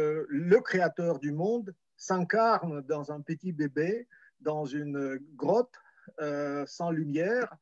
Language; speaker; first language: French; non-native, fluent; Ukrainian